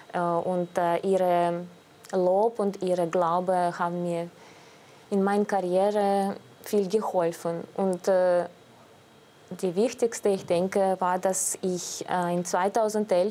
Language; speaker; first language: German; non-native, fluent; Russian